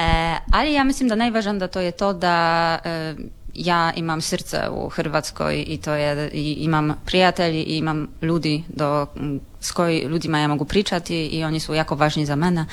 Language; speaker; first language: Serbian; non-native, learner; Polish